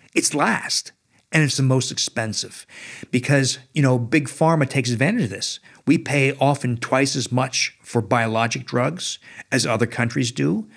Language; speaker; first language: English; native; English